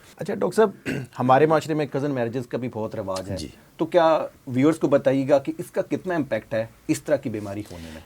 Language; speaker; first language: Urdu; native; Urdu